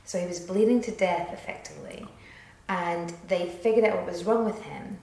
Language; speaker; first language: English; native; English